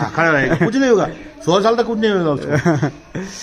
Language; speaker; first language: Hindi; non-native, local second language; Gujarati